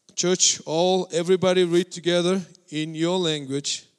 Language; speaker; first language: English; non-native, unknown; Mongolian